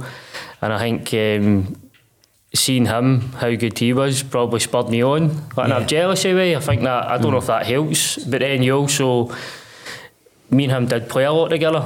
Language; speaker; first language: English; native; English